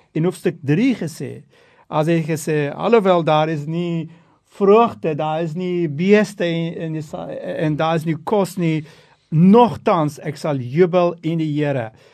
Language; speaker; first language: Afrikaans; non-native, fluent; Turkish